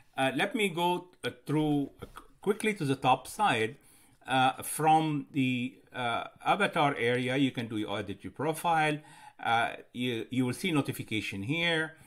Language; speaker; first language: English; non-native, fluent; Arabic